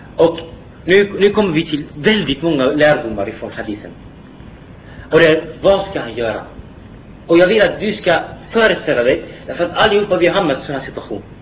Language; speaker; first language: Swedish; non-native, fluent; Arabic